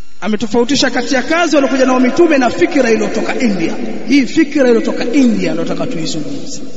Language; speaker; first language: Swahili; native; Swahili